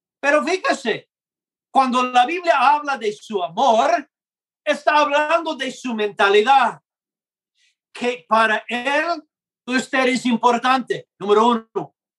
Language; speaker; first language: Spanish; non-native, fluent; English